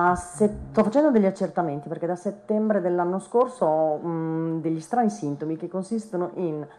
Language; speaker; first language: Italian; non-native, fluent; Ukrainian